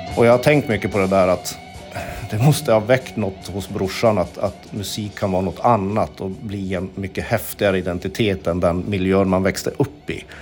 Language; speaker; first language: Swedish; native; Swedish